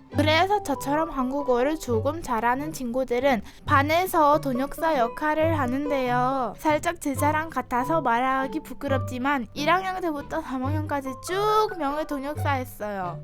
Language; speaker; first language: Korean; early bilingual, other home language; Russian